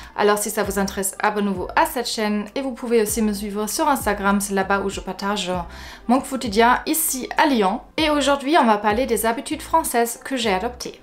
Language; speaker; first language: French; non-native, fluent; German